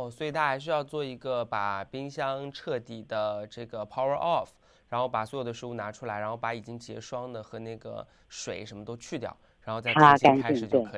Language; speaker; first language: Chinese; native; Chinese